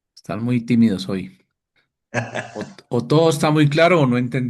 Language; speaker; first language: Spanish; native; Spanish